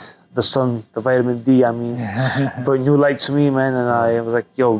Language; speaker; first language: English; native; English